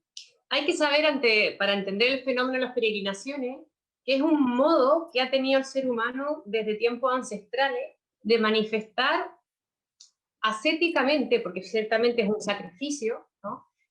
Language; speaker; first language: Spanish; native; Spanish